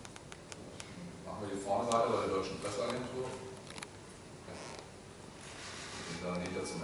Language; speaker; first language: German; native; German